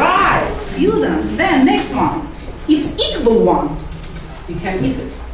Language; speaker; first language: English; non-native, fluent; Azerbaijani